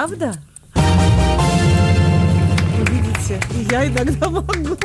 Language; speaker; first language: Russian; native; Russian